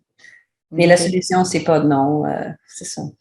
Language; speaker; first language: French; non-native, learner; English